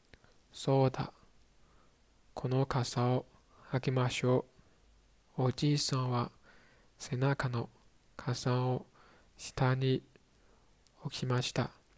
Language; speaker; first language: Japanese; non-native, learner; Chinese